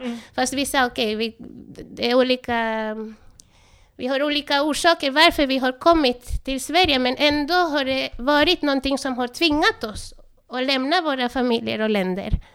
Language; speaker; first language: Swedish; non-native, fluent; Spanish